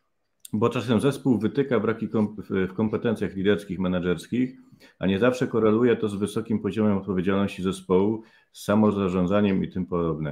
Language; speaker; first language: Polish; native; Polish